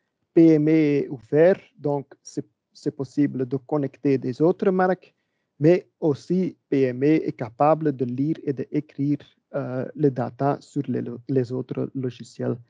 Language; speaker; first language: French; non-native, learner; Dutch